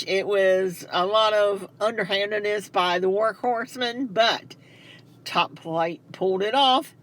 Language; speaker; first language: English; native; English